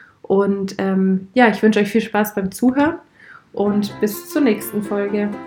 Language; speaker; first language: German; native; German